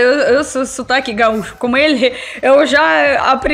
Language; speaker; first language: Portuguese; non-native, learner; Russian